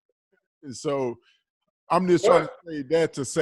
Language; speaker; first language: English; native; English